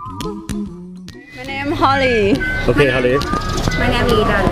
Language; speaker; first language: English; non-native, learner; Thai